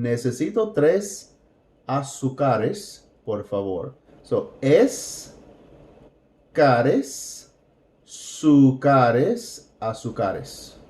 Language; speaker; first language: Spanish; non-native, fluent; English